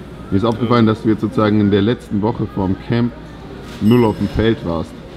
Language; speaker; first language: German; native; German